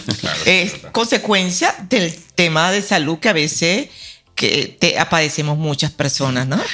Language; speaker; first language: Spanish; native; Spanish